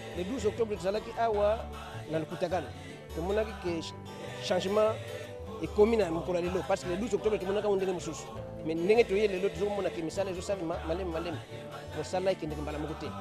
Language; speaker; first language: Lingala; non-native, local second language; Kongo